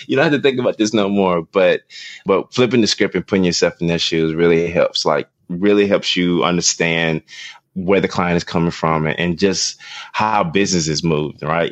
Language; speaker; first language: English; native; English